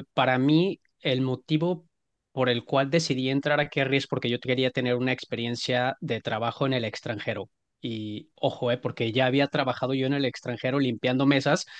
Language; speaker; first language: Spanish; native; Spanish